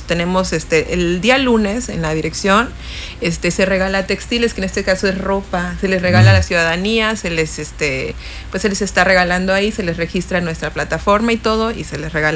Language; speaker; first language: Spanish; native; Spanish